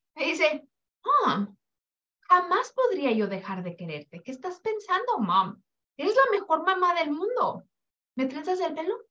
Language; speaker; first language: Spanish; early bilingual, heritage; Spanish